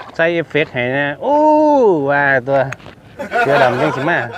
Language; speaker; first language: Thai; native; Thai